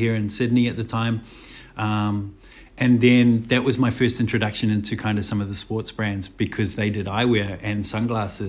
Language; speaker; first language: English; native; English